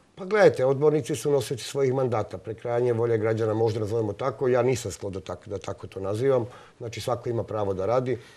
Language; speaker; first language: Serbian; non-native, local second language; Slovak